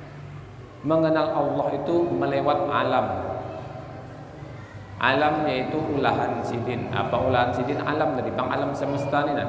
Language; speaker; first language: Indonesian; non-native, local second language; Banjar